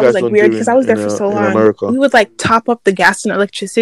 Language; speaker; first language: English; native; English